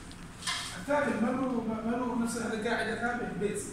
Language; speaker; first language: Arabic; non-native, learner; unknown